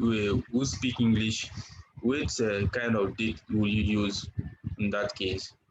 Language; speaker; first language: English; non-native, learner; French